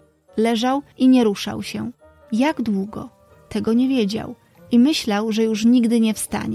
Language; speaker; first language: Polish; native; Polish